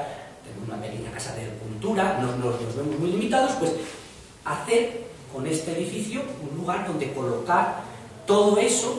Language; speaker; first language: Spanish; native; Spanish